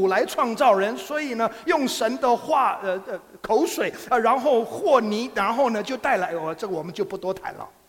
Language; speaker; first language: Chinese; non-native, fluent; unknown